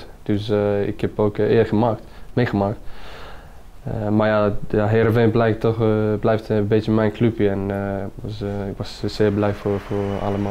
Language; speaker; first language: Dutch; non-native, fluent; Finnish